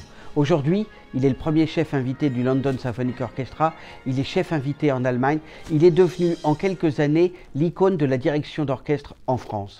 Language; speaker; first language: French; native; French